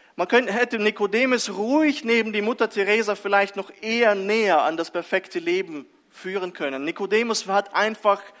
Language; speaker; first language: German; early bilingual, other home language; Russian